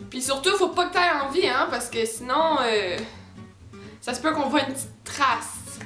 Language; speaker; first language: French; native; French